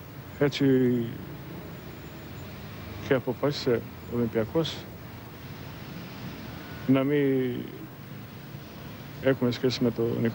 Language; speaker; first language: Greek; non-native, fluent; Serbian